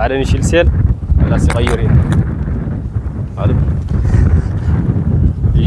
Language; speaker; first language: Arabic; non-native, learner; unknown